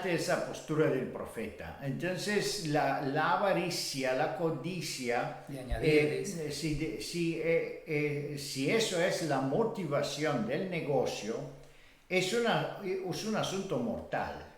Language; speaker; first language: Spanish; non-native, fluent; Bulgarian